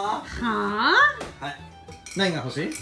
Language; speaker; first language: Japanese; native; Japanese